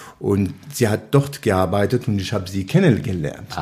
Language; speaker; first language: German; non-native, learner; Arabic